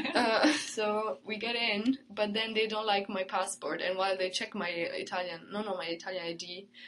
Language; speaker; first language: English; early bilingual, other home language; Italian